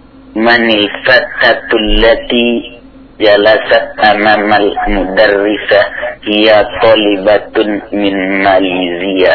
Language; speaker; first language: Arabic; non-native, learner; Indonesian